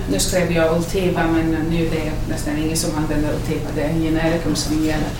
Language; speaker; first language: Swedish; non-native, fluent; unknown